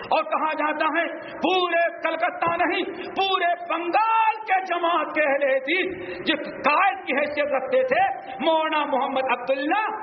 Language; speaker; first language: Urdu; native; Urdu